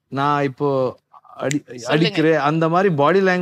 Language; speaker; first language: Tamil; non-native, local second language; Kannada